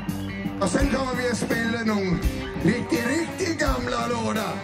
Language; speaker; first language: Swedish; non-native, learner; Danish